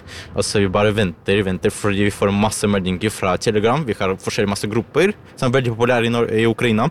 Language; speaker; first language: Norwegian; non-native, learner; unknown